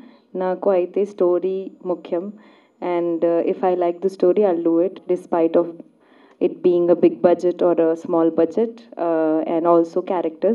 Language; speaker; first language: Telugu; non-native, learner; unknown